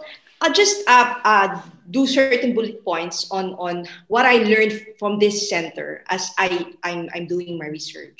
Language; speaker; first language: English; non-native, local second language; Filipino